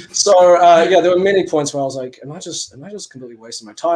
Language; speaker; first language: English; native; English